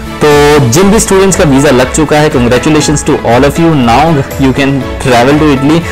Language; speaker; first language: Hindi; native; Hindi